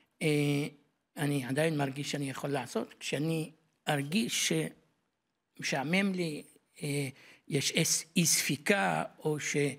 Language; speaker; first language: Hebrew; non-native, local second language; Arabic